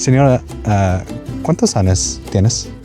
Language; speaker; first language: Spanish; non-native, learner; English